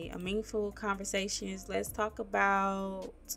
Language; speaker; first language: English; native; English